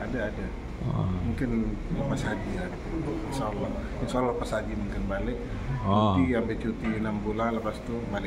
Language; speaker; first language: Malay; non-native, local second language; Sasak